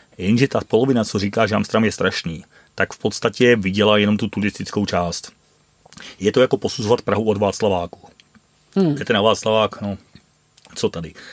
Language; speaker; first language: Czech; non-native, fluent; Dutch